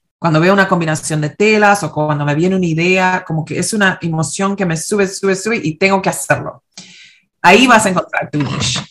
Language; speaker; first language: Spanish; early bilingual, heritage; Spanish